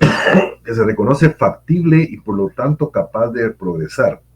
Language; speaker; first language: Spanish; native; Spanish